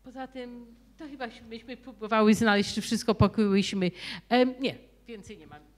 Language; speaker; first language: Polish; early bilingual, heritage; Polish